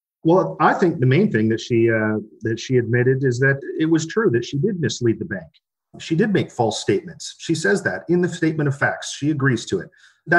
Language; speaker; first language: English; native; English